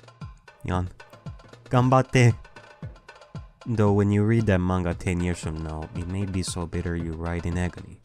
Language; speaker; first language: English; native; English